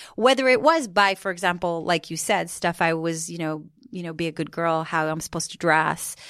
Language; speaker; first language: English; non-native, fluent; Hebrew